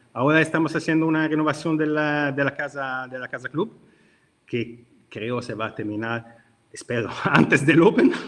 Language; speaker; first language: Spanish; non-native, learner; Italian